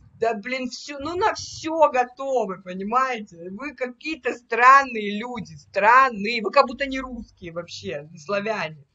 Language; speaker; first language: Russian; native; Russian